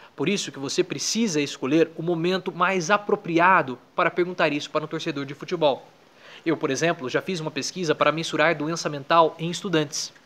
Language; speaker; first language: Portuguese; native; Portuguese